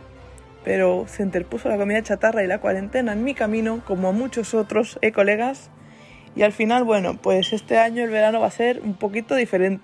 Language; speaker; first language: Spanish; native; Spanish